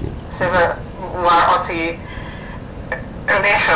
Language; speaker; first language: French; non-native, learner; Finnish